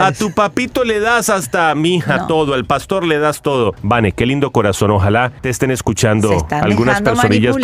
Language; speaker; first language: Spanish; native; Spanish